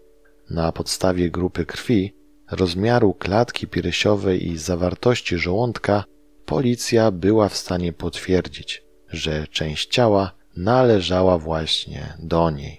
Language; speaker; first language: Polish; native; Polish